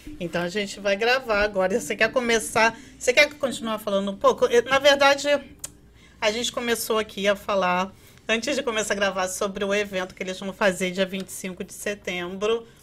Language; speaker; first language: Portuguese; native; Portuguese